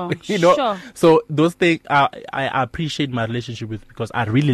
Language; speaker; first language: English; non-native, local second language; Northern Sotho